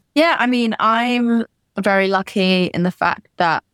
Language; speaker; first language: English; native; English